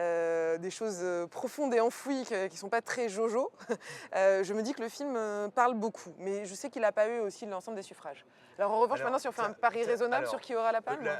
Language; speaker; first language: French; native; French